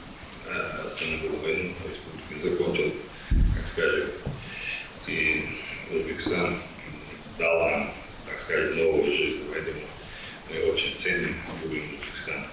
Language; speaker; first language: Russian; non-native, local second language; Chechen